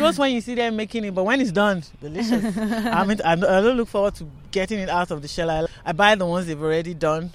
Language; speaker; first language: English; non-native, local second language; Yoruba